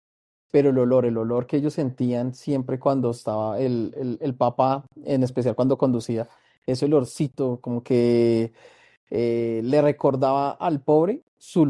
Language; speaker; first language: Spanish; native; Spanish